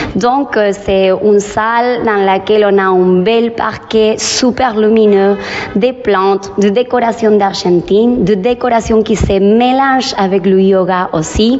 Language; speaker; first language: French; non-native, fluent; Spanish